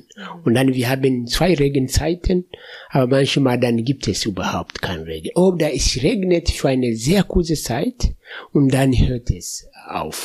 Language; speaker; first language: German; non-native, fluent; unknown